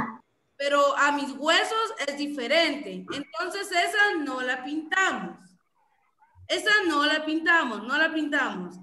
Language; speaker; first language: Spanish; native; Spanish